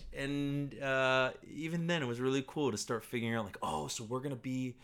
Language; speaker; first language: English; native; English